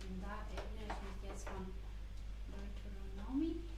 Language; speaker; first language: German; non-native, fluent; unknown